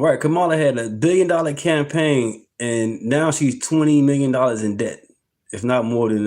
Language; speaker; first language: English; native; English